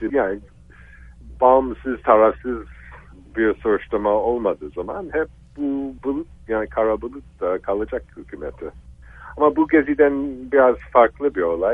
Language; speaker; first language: Turkish; non-native, fluent; English